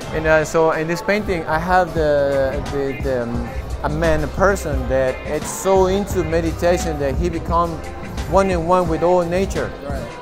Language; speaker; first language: English; non-native, fluent; Spanish